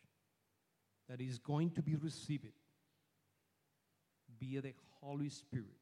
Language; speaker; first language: English; non-native, fluent; Spanish